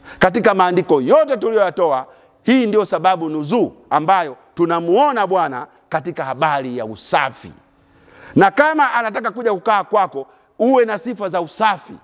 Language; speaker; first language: Swahili; native; Swahili